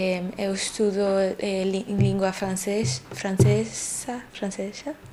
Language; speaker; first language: Portuguese; non-native, learner; Spanish